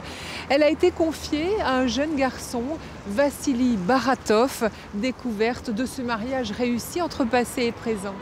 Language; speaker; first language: French; native; French